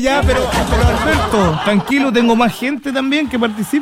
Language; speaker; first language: Spanish; native; Spanish